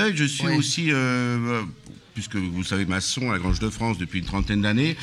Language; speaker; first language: French; native; French